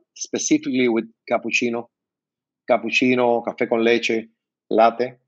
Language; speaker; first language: English; non-native, learner; Spanish